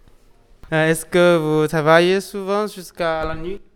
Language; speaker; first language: French; non-native, learner; Chinese